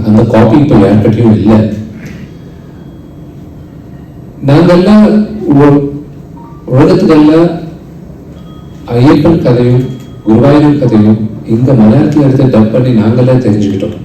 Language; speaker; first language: Tamil; non-native, local second language; Telugu